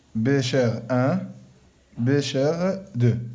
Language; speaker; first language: French; non-native, local second language; Arabic